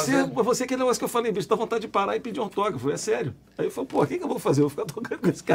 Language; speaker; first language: Portuguese; native; Portuguese